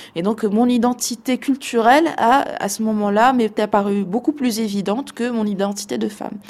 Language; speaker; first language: French; non-native, local second language; Arabic